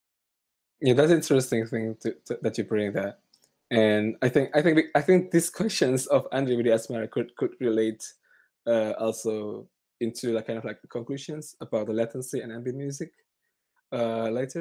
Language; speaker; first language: English; non-native, fluent; Indonesian